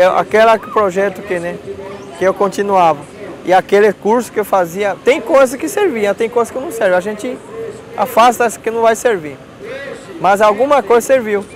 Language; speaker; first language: Portuguese; non-native, local second language; Guarani